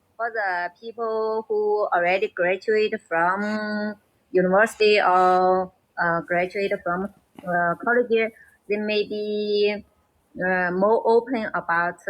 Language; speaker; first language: English; non-native, learner; Chinese